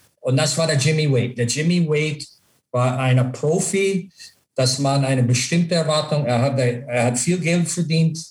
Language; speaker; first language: German; non-native, learner; English